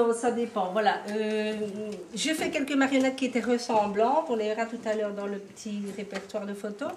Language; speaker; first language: French; native; French